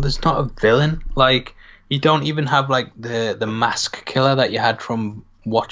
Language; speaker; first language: English; native; English